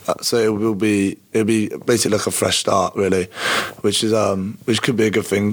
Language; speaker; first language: English; native; English